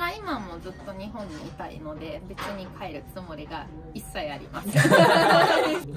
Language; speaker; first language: Japanese; non-native, fluent; Italian